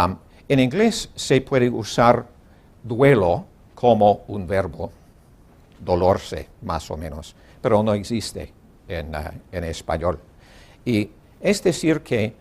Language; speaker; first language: Spanish; non-native, learner; English